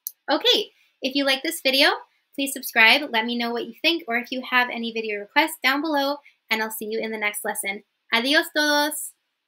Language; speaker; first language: English; native; English